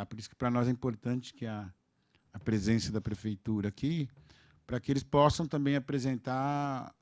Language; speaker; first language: Portuguese; native; Portuguese